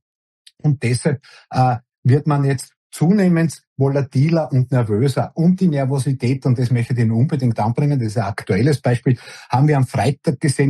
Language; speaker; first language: German; native; German